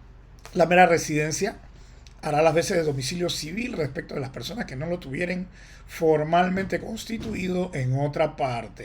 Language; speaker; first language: Spanish; native; Spanish